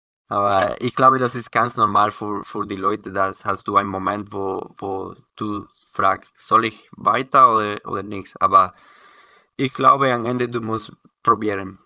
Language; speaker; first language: German; non-native, learner; Spanish